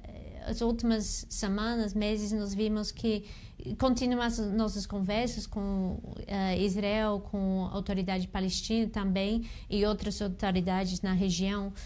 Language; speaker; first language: Portuguese; non-native, fluent; English